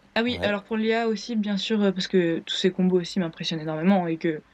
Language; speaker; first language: French; native; French